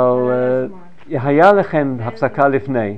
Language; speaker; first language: Hebrew; non-native, fluent; English